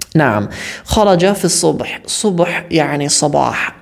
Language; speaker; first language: Arabic; non-native, fluent; English